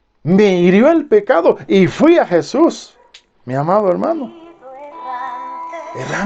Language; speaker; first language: Spanish; native; Spanish